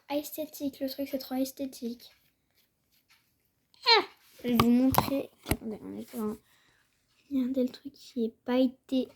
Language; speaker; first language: French; native; French